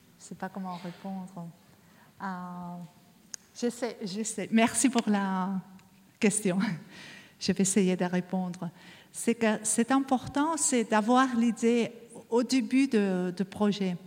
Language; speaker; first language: French; non-native, learner; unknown